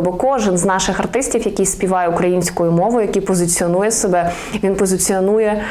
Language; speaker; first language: Ukrainian; native; Ukrainian